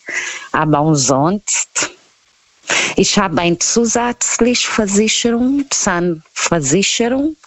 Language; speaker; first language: German; non-native, fluent; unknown